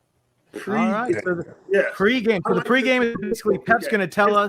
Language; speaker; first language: English; native; English